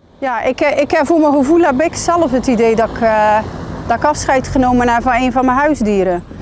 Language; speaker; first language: Dutch; native; Dutch